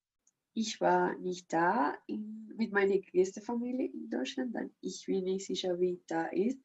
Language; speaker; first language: German; non-native, learner; Spanish